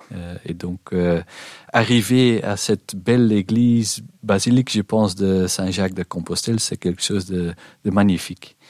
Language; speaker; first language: French; non-native, local second language; Dutch